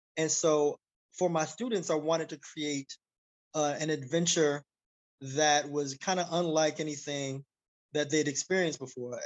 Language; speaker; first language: English; native; English